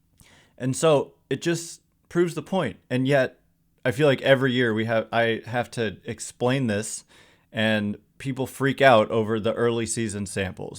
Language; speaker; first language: English; native; English